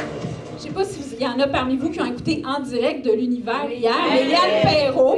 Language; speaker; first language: French; native; French